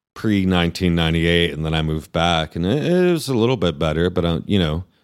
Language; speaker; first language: English; native; English